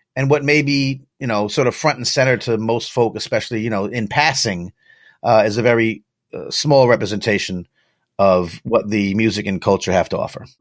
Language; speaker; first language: English; native; English